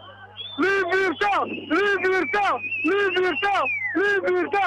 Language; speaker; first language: Italian; non-native, learner; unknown